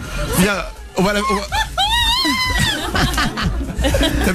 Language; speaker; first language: French; native; French